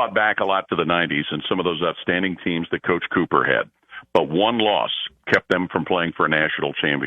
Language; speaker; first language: English; native; English